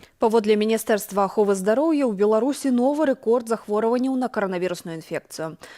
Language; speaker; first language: Belarusian; native; Belarusian